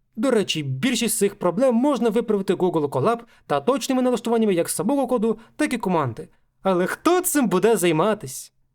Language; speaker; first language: Ukrainian; native; Ukrainian